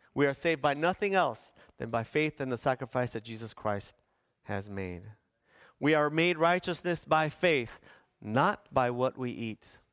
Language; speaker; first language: English; early bilingual, other home language; Spanish